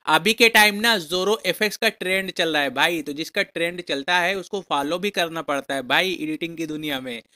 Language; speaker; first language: Hindi; native; Hindi